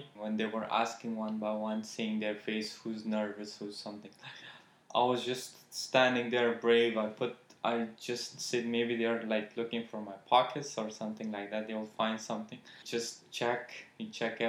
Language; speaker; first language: English; non-native, fluent; Persian